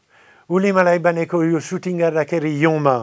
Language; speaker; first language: Nepali; non-native, fluent; French